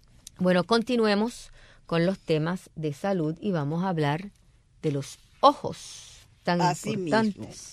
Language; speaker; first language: Spanish; native; Spanish